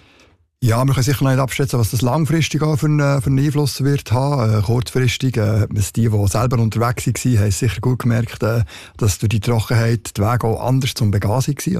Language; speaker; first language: German; native; German